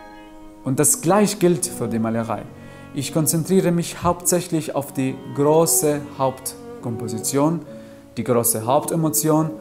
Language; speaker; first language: German; non-native, fluent; Arabic